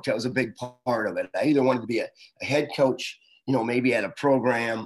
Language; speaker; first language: English; native; English